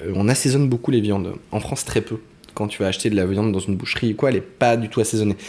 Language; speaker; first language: French; native; French